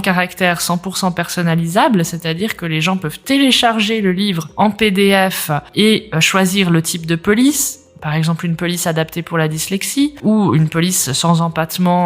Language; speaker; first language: French; native; French